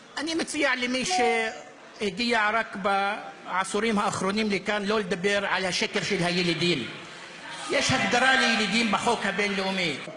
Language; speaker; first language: Hebrew; non-native, local second language; Arabic